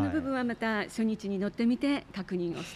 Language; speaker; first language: Japanese; native; Japanese